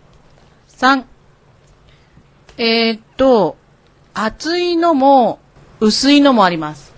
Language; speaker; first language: Japanese; non-native, learner; Chinese